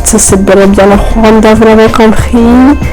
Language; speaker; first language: French; non-native, local second language; Rundi